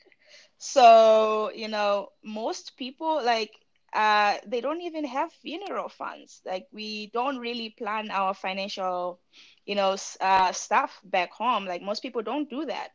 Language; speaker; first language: English; non-native, local second language; Shona